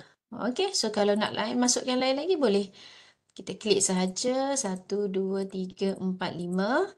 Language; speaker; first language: Malay; native; Malay